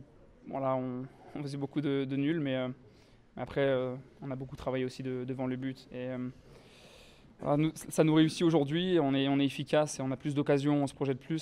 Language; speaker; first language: French; native; French